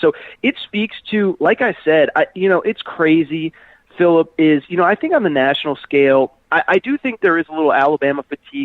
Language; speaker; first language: English; native; English